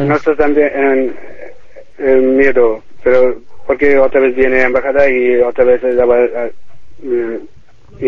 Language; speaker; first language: Spanish; non-native, learner; Bangla